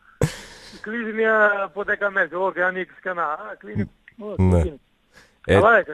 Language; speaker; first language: Greek; non-native, learner; Portuguese